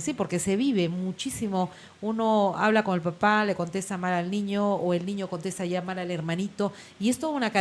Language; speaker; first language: Spanish; native; Spanish